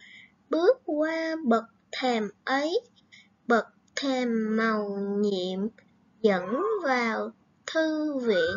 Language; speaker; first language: Vietnamese; native; Vietnamese